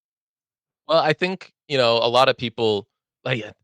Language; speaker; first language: English; native; English